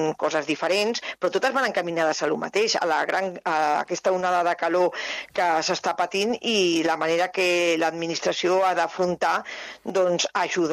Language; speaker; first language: Catalan; native; Catalan